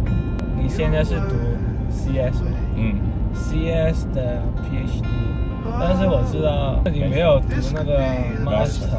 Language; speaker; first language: Chinese; non-native, fluent; Cantonese